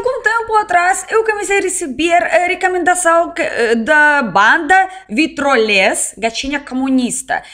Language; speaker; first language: Portuguese; non-native, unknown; Russian